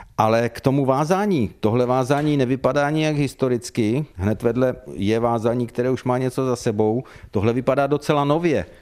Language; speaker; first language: Czech; native; Czech